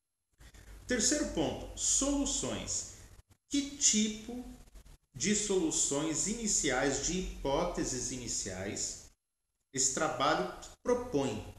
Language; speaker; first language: Portuguese; native; Portuguese